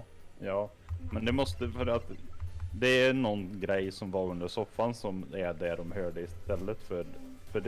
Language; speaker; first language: Swedish; native; Swedish